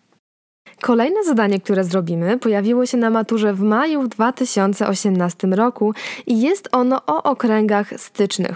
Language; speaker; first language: Polish; native; Polish